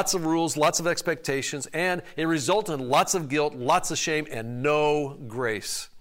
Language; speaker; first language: English; native; English